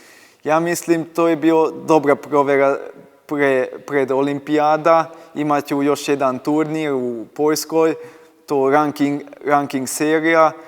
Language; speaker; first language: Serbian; non-native, local second language; Hungarian